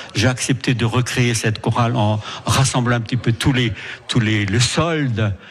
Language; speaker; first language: French; native; French